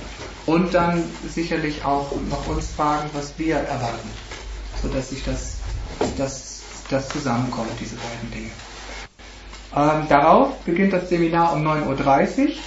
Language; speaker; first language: German; native; German